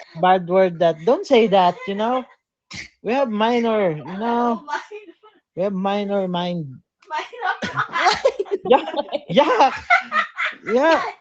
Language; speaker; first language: English; non-native, learner; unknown